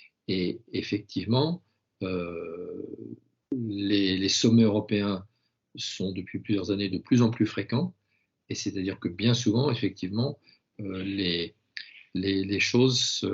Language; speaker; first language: French; native; French